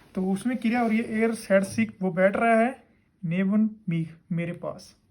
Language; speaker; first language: Hindi; non-native, local second language; Punjabi